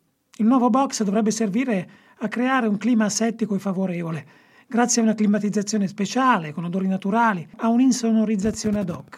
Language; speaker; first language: Italian; native; Italian